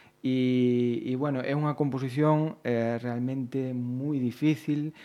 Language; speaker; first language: Galician; native; Galician